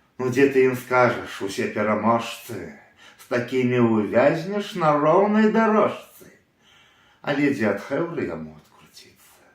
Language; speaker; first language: Belarusian; native; Belarusian